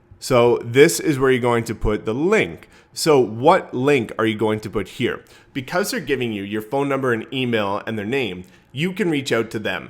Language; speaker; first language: English; native; English